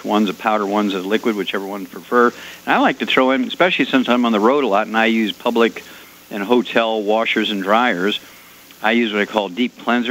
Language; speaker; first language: English; native; English